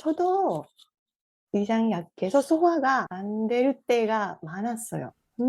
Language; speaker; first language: Korean; non-native, fluent; Japanese